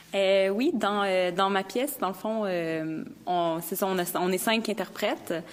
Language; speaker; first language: French; native; French